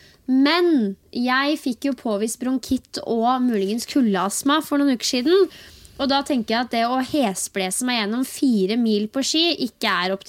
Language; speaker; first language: Norwegian; native; Norwegian